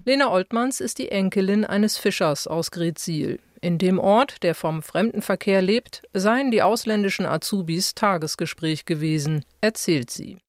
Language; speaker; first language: German; native; German